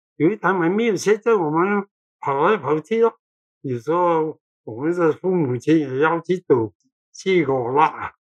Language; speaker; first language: Chinese; non-native, local second language; Cantonese